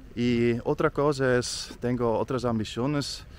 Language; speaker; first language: Spanish; non-native, learner; Dutch